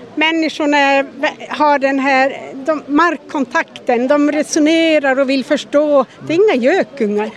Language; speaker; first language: Swedish; native; Swedish